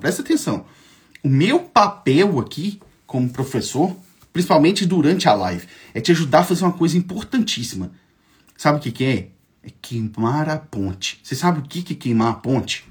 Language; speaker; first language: Portuguese; native; Portuguese